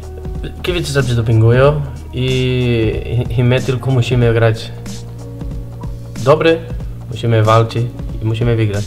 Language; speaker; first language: Polish; non-native, learner; Spanish